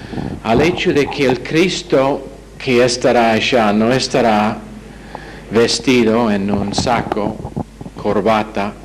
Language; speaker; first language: Spanish; non-native, fluent; English